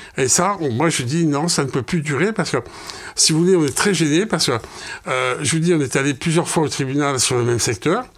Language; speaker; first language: French; native; French